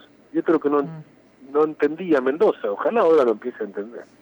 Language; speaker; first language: Spanish; native; Spanish